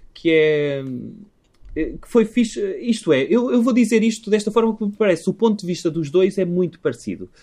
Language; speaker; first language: Portuguese; native; Portuguese